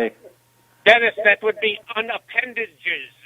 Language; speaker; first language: English; native; English